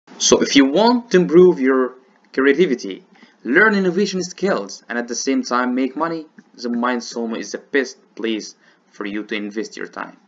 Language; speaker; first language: English; non-native, fluent; Arabic